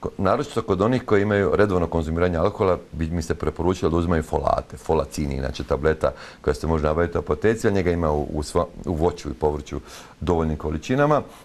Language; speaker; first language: Croatian; native; Croatian